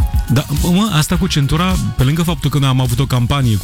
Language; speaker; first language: Romanian; native; Romanian